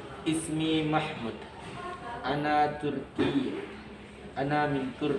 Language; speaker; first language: Arabic; non-native, learner; Indonesian